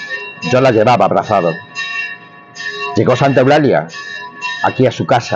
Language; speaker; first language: Spanish; native; Spanish